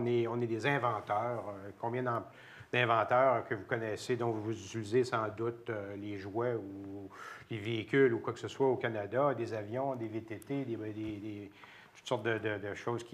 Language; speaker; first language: French; native; French